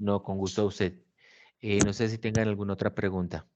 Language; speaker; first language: Spanish; native; Spanish